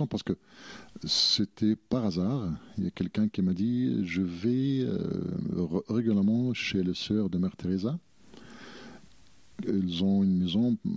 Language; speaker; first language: French; non-native, fluent; Arabic